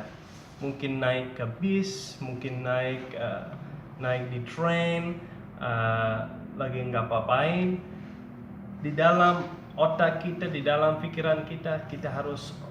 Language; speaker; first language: Indonesian; non-native, fluent; English